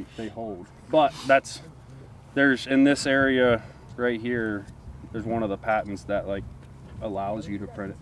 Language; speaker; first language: English; native; English